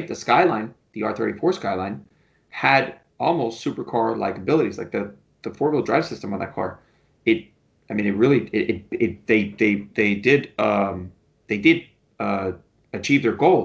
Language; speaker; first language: English; native; English